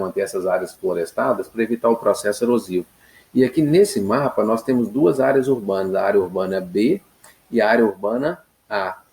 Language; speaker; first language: Portuguese; native; Portuguese